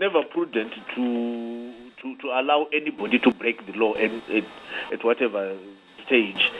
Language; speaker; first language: English; non-native, local second language; Shona